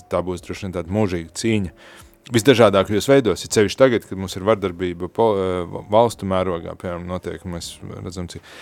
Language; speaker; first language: Latvian; native; Latvian